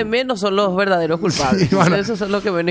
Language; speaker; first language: Spanish; native; Spanish